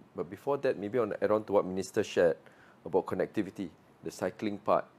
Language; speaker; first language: English; non-native, local second language; Malay